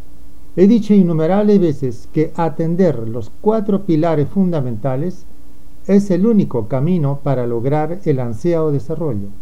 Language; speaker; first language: Spanish; native; Spanish